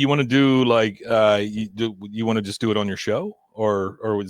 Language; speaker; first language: English; native; English